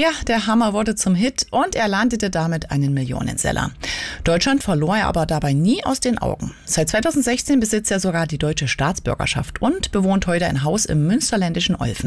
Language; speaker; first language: German; native; German